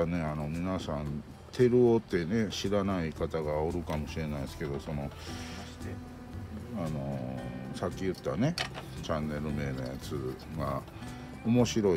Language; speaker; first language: Japanese; native; Japanese